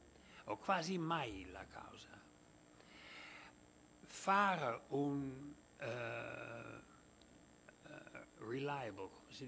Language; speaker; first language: Italian; non-native, fluent; Dutch